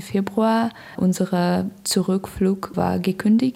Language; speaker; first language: German; non-native, learner; Russian